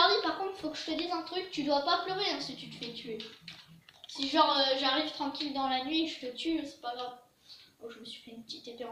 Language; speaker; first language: French; native; French